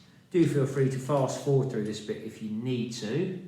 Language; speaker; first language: English; native; English